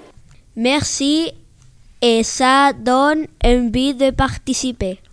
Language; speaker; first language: French; non-native, learner; Spanish